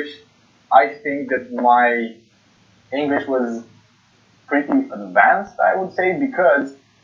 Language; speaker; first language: English; non-native, fluent; Romanian